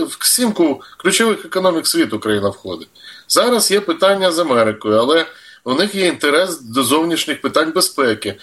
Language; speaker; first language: Ukrainian; native; Ukrainian